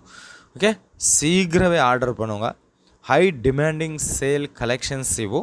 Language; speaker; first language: Tamil; non-native, local second language; Kannada